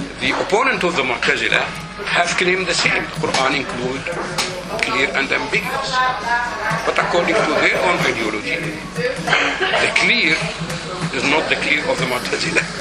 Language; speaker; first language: English; non-native, fluent; Arabic